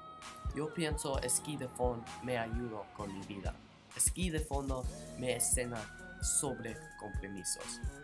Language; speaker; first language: Spanish; non-native, learner; English